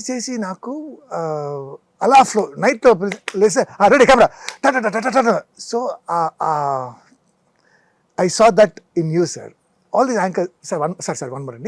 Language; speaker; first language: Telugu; non-native, fluent; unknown